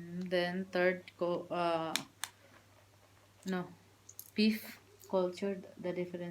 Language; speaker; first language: English; non-native, learner; Filipino